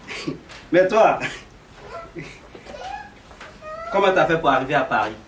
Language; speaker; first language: French; non-native, local second language; Bambara